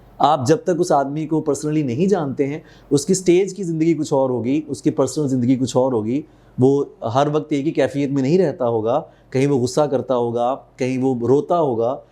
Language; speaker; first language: Urdu; non-native, local second language; Punjabi